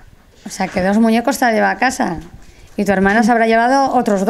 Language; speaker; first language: Spanish; native; Spanish